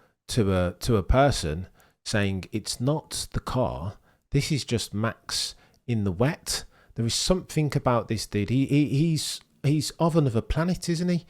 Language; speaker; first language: English; native; English